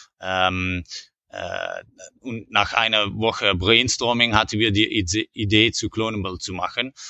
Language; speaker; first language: German; non-native, learner; Dutch